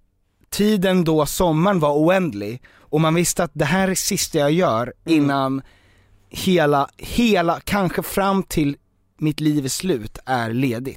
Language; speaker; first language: Swedish; native; Swedish